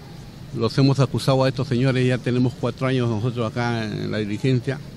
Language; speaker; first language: Spanish; native; Spanish